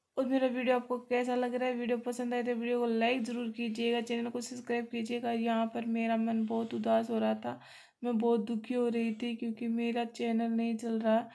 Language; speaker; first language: Hindi; native; Hindi